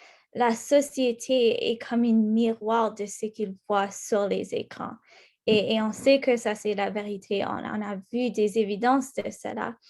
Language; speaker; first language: French; non-native, local second language; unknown